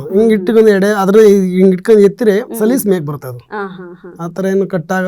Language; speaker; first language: Kannada; native; Kannada